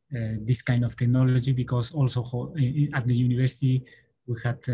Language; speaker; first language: English; non-native, learner; Spanish